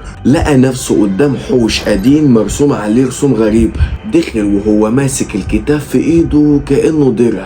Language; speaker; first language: Arabic; native; Arabic